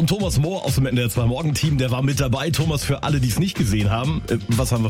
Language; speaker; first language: German; native; German